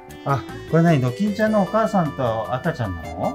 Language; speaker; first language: Japanese; native; Japanese